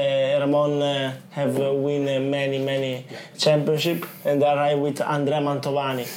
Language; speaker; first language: English; non-native, learner; Italian